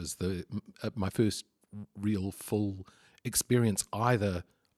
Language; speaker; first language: English; native; English